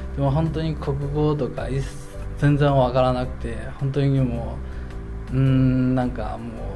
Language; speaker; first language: Japanese; non-native, fluent; Chinese